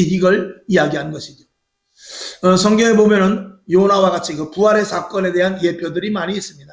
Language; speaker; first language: Korean; native; Korean